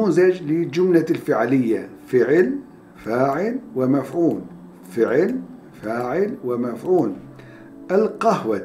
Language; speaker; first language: Arabic; non-native, fluent; Turkish